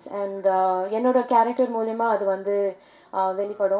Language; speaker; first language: Tamil; early bilingual, heritage; English